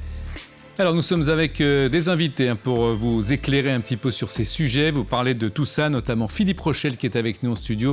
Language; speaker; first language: French; native; French